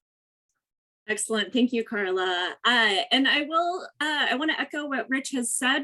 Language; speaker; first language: English; native; English